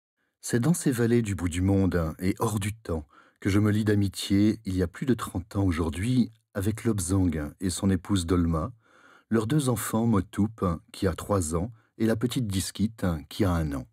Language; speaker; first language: French; native; French